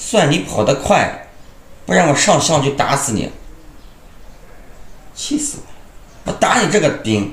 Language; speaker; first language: Chinese; native; Chinese